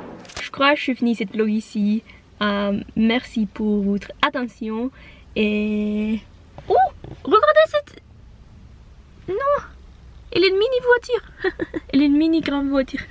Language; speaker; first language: French; non-native, learner; Norwegian